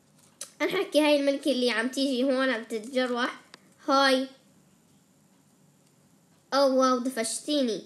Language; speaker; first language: Arabic; native; Arabic